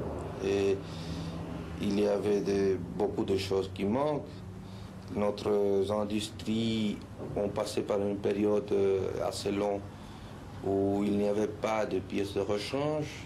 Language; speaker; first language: French; non-native, learner; Spanish